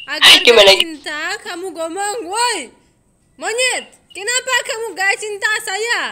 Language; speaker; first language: Indonesian; non-native, learner; Russian